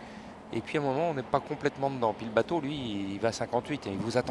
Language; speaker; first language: French; native; French